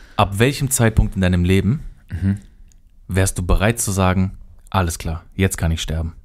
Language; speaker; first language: German; early bilingual, other home language; Kurdish